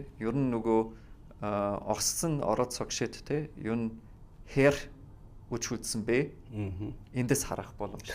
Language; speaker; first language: Mongolian; non-native, fluent; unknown